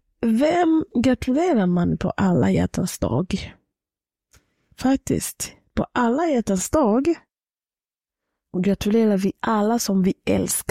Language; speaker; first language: Swedish; non-native, fluent; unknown